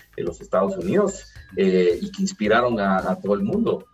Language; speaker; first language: Spanish; native; Spanish